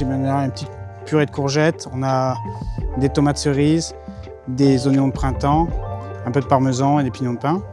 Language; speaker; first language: French; native; French